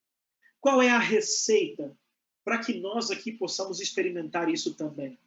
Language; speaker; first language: Portuguese; native; Portuguese